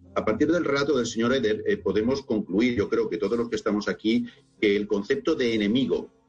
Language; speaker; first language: Spanish; native; Spanish